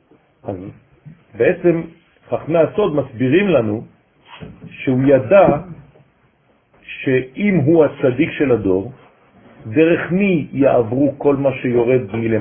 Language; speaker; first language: Hebrew; non-native, fluent; French